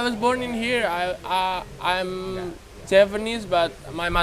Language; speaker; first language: English; non-native, fluent; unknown